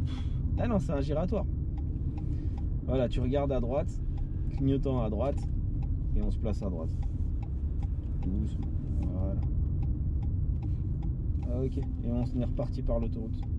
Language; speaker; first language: French; native; French